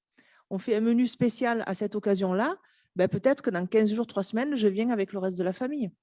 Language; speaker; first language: French; native; French